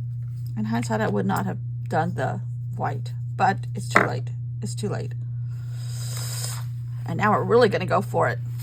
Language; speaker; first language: English; native; English